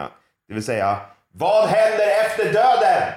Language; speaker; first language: Swedish; native; Swedish